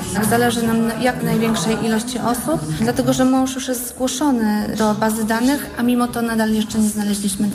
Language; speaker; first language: Polish; native; Polish